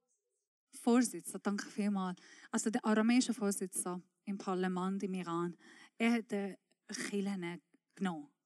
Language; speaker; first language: German; non-native, fluent; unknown